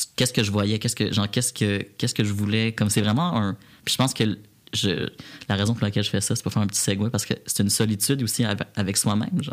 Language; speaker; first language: French; native; French